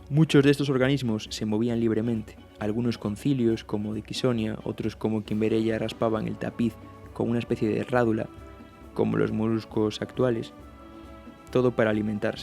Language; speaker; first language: Spanish; native; Spanish